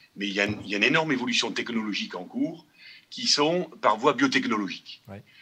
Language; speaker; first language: French; native; French